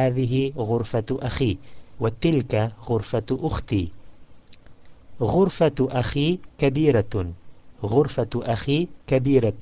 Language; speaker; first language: Arabic; non-native, fluent; English